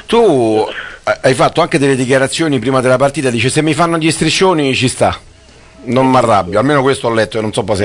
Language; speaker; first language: Italian; native; Italian